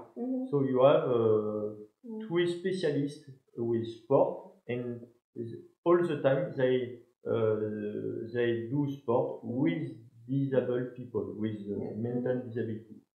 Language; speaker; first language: English; non-native, learner; French